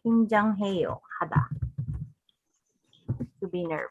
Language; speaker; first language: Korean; non-native, learner; English